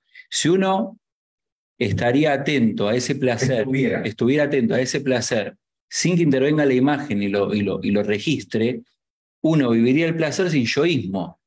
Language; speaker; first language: Spanish; native; Spanish